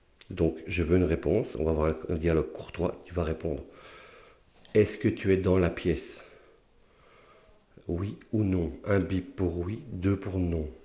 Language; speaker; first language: French; native; French